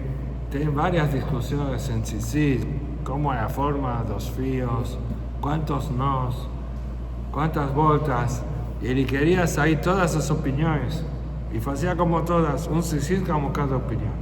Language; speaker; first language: Portuguese; non-native, fluent; Spanish